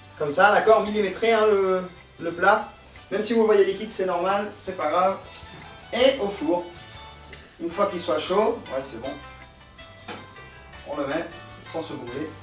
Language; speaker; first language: French; non-native, learner; Spanish